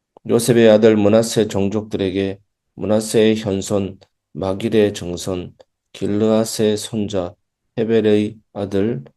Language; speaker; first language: Korean; native; Korean